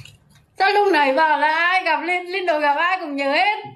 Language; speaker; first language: Vietnamese; native; Vietnamese